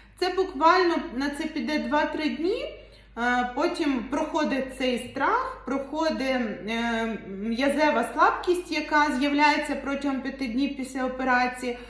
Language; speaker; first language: Ukrainian; non-native, local second language; Russian